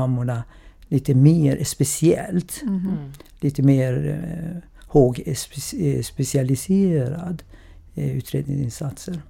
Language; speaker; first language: Swedish; non-native, fluent; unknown